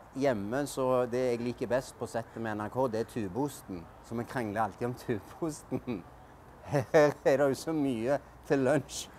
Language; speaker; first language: Norwegian; native; Norwegian